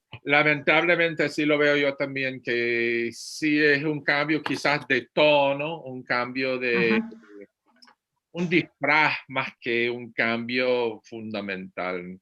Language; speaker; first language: Spanish; non-native, fluent; English